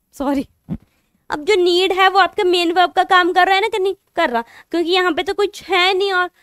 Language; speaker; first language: Hindi; non-native, local second language; Punjabi